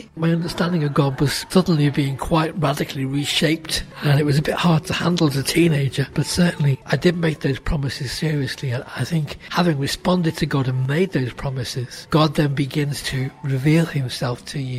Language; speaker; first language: English; native; English